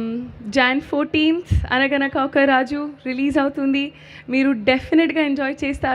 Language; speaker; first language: Telugu; non-native, learner; Hindi